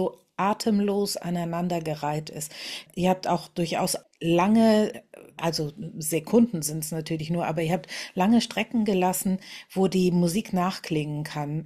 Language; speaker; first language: German; native; German